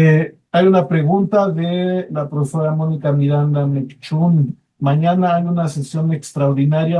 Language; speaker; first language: Spanish; native; Spanish